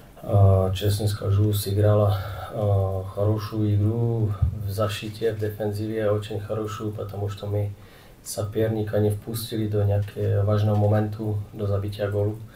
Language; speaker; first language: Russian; non-native, fluent; Czech